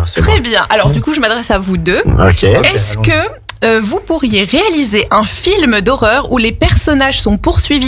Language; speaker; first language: French; native; French